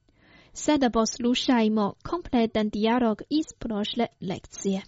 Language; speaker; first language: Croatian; non-native, fluent; Chinese